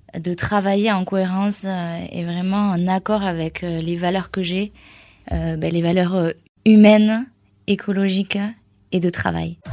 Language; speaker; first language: French; early bilingual, other home language; Spanish